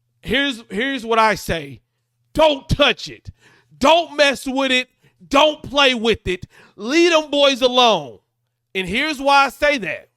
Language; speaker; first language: English; native; English